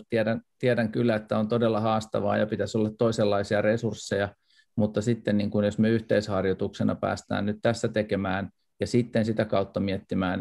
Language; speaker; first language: Finnish; native; Finnish